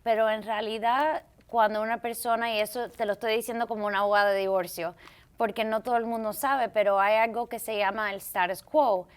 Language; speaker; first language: Spanish; early bilingual, heritage; Spanish